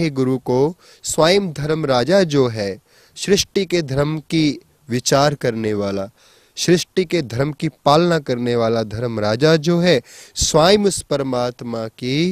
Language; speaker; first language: Hindi; non-native, local second language; Punjabi